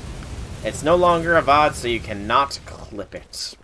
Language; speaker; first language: English; native; English